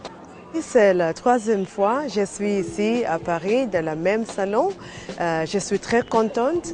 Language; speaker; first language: French; non-native, learner; Swahili